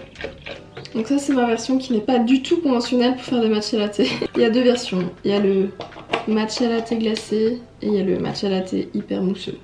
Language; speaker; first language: French; native; French